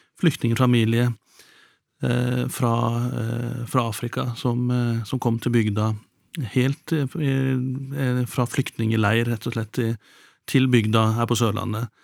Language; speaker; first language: Norwegian; native; Norwegian